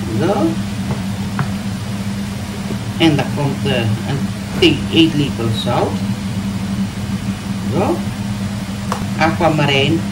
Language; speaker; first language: Dutch; non-native, local second language; Caribbean Hindustani